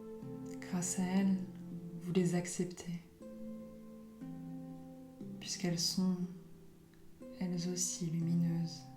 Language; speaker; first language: French; native; French